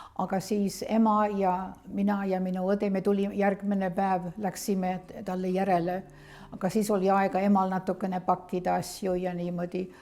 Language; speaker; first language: Estonian; early bilingual, heritage; Estonian